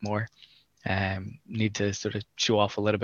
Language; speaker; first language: English; native; English